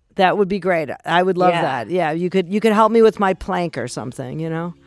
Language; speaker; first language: English; native; English